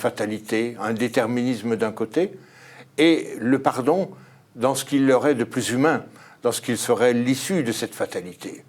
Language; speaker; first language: French; native; French